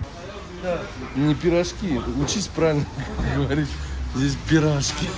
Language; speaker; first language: Russian; native; Russian